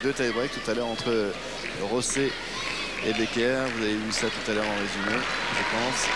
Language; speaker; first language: French; native; French